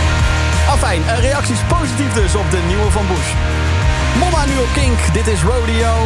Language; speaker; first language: Dutch; native; Dutch